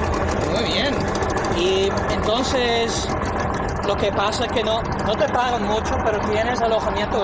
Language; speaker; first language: Spanish; non-native, fluent; English